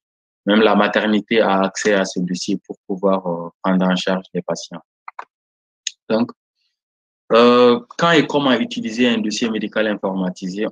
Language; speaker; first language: French; non-native, local second language; Bambara